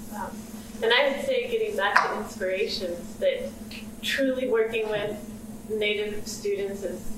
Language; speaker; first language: English; native; English